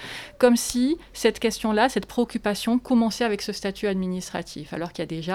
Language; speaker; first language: French; native; French